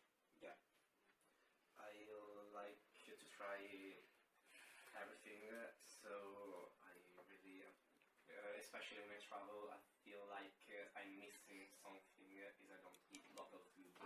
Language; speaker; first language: English; non-native, fluent; Italian